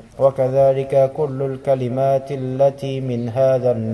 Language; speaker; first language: Arabic; non-native, learner; Indonesian